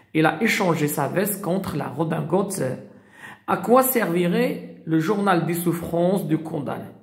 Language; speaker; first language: French; non-native, local second language; Arabic